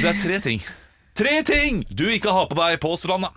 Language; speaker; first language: Norwegian; native; Norwegian